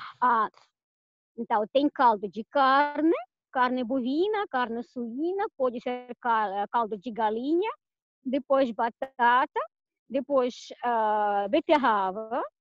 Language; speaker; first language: Portuguese; non-native, fluent; Russian